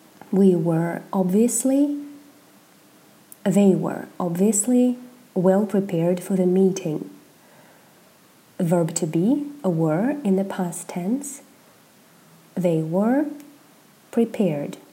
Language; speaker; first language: English; non-native, fluent; Russian